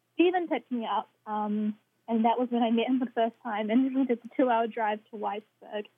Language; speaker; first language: English; native; English